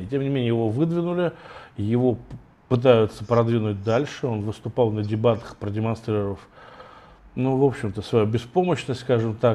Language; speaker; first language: Russian; native; Russian